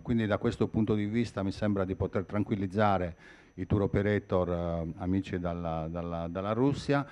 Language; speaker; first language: Italian; native; Italian